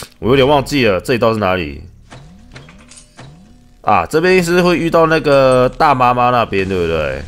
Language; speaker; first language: Chinese; native; Chinese